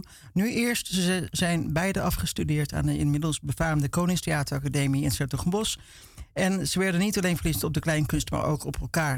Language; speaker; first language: Dutch; native; Dutch